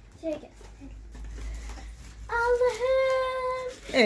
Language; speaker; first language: Turkish; native; Turkish